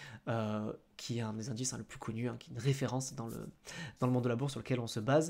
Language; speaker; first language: French; native; French